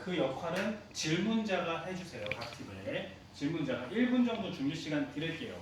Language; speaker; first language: Korean; native; Korean